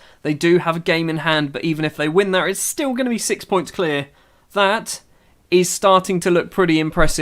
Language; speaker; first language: English; native; English